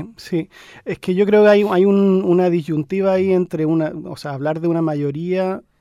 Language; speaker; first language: Spanish; early bilingual, other home language; English